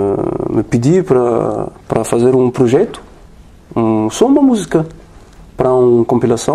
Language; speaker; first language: Portuguese; non-native, learner; French